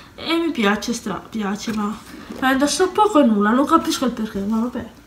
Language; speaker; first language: Italian; native; Italian